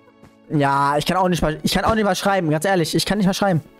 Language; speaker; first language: German; native; German